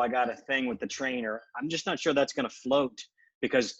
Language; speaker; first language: English; native; English